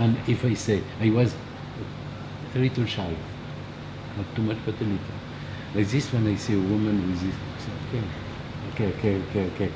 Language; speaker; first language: English; non-native, learner; French